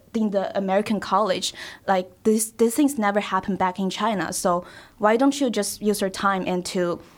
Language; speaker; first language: English; non-native, fluent; Chinese